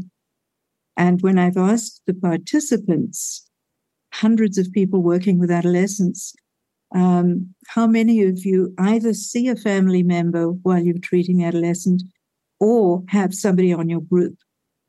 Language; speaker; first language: English; native; English